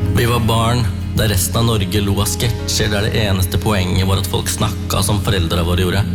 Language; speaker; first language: Norwegian; early bilingual, other home language; Tamil